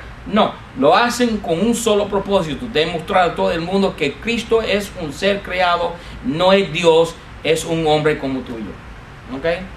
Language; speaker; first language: Spanish; non-native, fluent; English